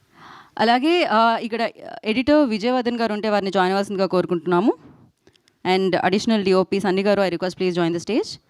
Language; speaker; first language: Telugu; native; Telugu